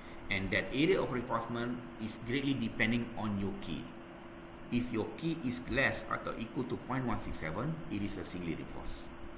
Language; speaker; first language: English; non-native, local second language; Malay